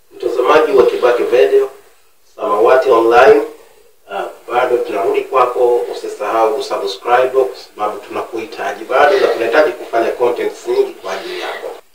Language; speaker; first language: Swahili; native; Swahili